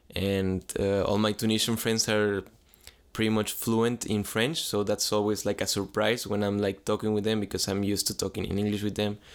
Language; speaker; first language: English; non-native, fluent; Spanish